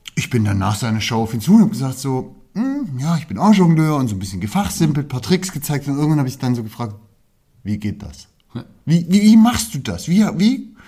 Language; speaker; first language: German; native; German